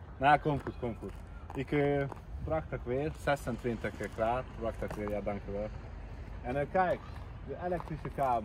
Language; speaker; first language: Dutch; non-native, learner; Hungarian